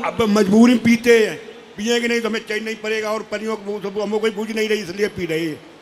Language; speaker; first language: Hindi; native; Hindi